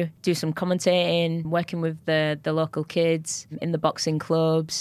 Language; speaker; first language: English; native; English